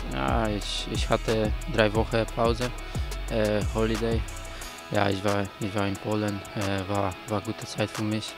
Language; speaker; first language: German; non-native, learner; Polish